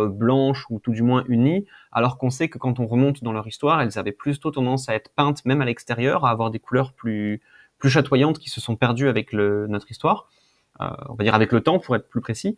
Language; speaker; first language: French; native; French